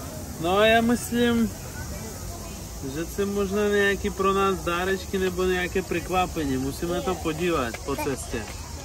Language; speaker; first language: Czech; non-native, fluent; Russian